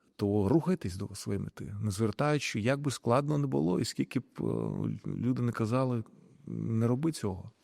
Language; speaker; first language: Ukrainian; non-native, local second language; Russian